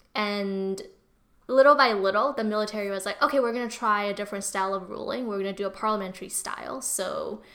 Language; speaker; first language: English; early bilingual, other home language; Burmese